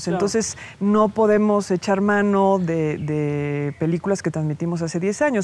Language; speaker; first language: Spanish; native; Spanish